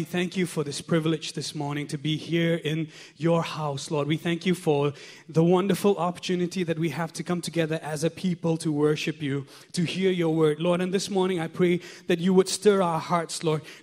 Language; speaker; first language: English; non-native, local second language; Khasi